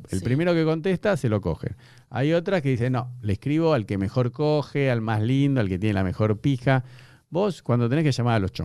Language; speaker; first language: Spanish; native; Spanish